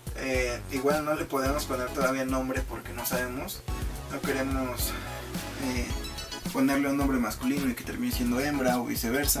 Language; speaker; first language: Spanish; native; Spanish